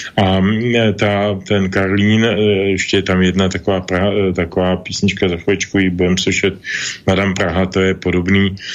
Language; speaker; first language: Czech; native; Czech